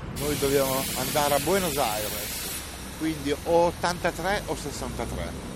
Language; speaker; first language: Italian; native; Italian